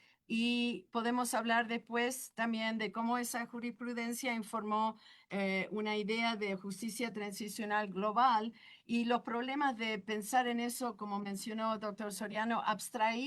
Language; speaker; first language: Spanish; non-native, fluent; English